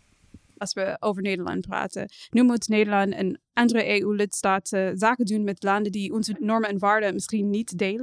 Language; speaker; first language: Dutch; non-native, fluent; English